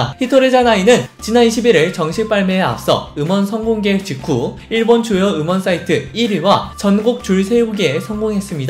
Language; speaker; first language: Korean; native; Korean